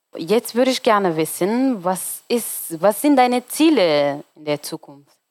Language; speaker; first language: German; non-native, fluent; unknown